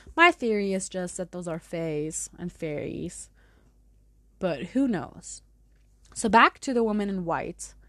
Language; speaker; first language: English; non-native, fluent; German